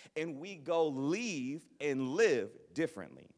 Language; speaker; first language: English; native; English